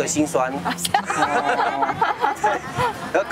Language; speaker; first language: Chinese; native; Chinese